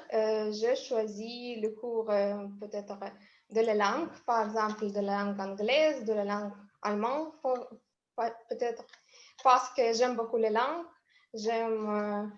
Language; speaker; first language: French; non-native, learner; Russian